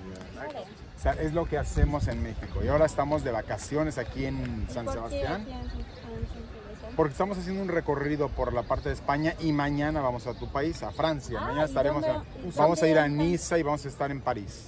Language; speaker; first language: Spanish; native; Spanish